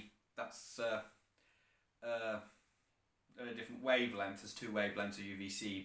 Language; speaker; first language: English; native; English